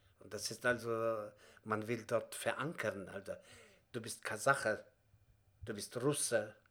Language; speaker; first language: German; non-native, fluent; Kazakh